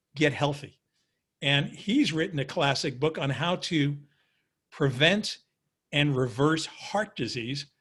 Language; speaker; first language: English; native; English